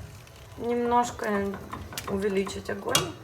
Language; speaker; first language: Russian; native; Russian